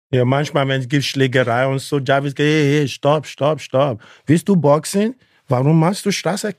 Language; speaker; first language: German; non-native, learner; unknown